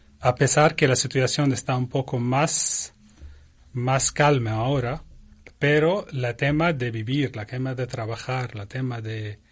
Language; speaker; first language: Spanish; non-native, learner; Arabic